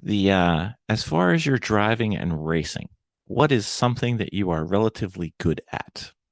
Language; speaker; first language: English; native; English